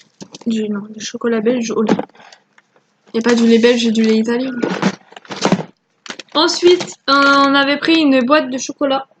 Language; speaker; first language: French; native; French